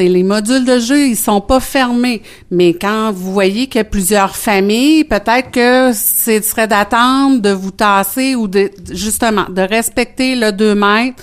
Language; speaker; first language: French; native; French